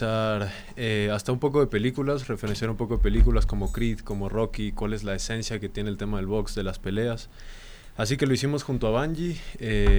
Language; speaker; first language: Spanish; native; Spanish